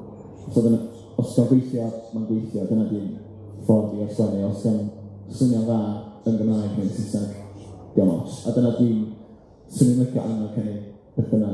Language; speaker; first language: Welsh; native; Welsh